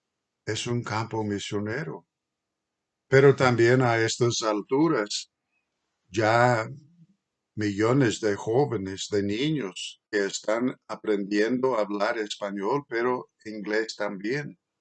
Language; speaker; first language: Spanish; non-native, fluent; English